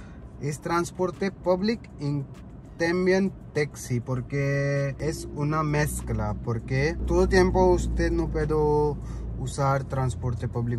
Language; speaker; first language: Spanish; non-native, learner; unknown